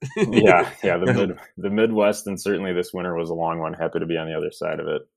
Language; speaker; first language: English; native; English